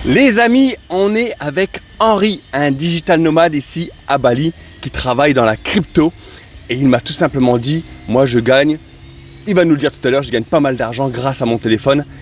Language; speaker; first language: French; native; French